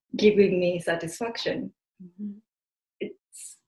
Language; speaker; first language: English; non-native, fluent; Japanese